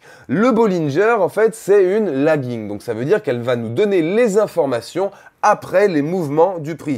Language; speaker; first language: French; native; French